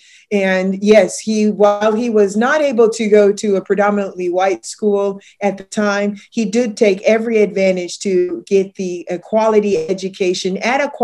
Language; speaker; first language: English; native; English